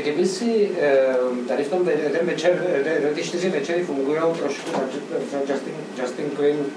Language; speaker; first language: Czech; native; Czech